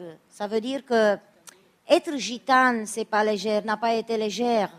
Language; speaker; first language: French; non-native, fluent; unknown